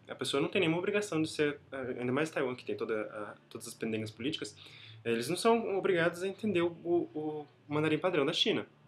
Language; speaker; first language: Portuguese; native; Portuguese